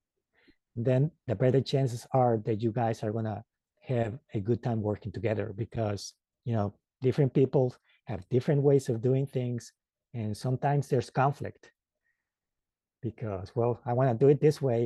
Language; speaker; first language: English; non-native, fluent; Spanish